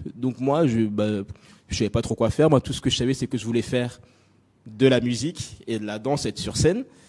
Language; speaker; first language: French; native; French